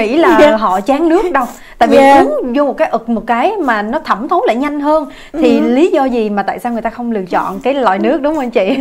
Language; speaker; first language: Vietnamese; native; Vietnamese